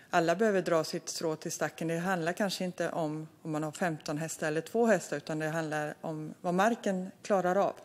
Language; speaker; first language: Swedish; native; Swedish